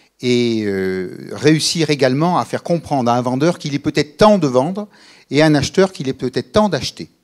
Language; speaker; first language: French; native; French